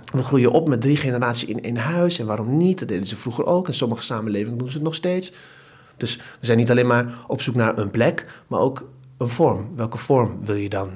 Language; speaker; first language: Dutch; early bilingual, other home language; Turkish